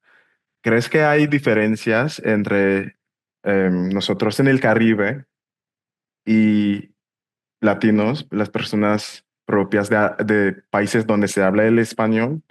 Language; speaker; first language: Spanish; non-native, fluent; English